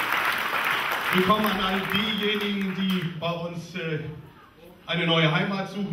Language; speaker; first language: German; native; German